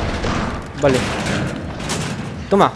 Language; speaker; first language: Spanish; native; Spanish